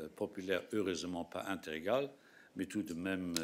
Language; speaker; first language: French; non-native, local second language; Luxembourgish